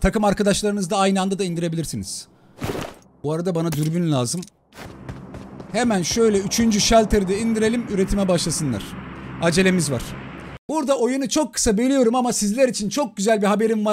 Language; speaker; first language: Turkish; native; Turkish